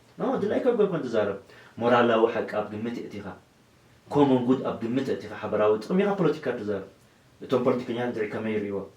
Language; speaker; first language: Tigrinya; non-native, local second language; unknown